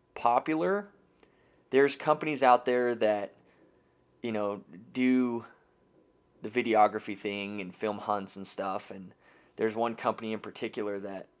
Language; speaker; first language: English; native; English